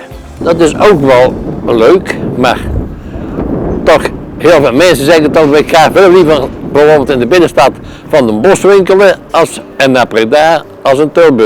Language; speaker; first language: Dutch; native; Dutch